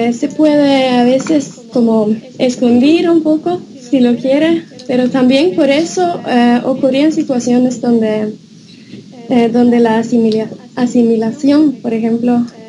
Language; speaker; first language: Spanish; non-native, fluent; Norwegian